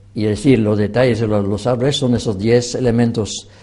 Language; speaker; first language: Spanish; non-native, fluent; French